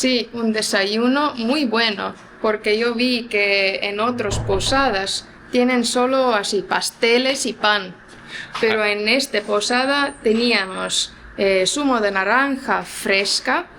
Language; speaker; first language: Spanish; non-native, fluent; Estonian